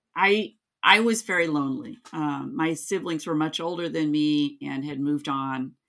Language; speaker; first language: English; native; English